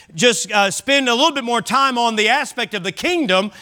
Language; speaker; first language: English; native; English